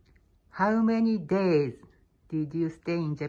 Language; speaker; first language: English; non-native, learner; Japanese